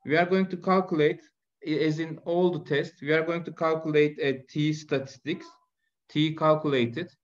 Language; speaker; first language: English; non-native, fluent; Turkish